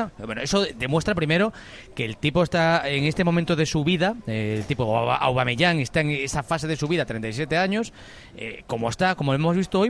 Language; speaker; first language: Spanish; native; Spanish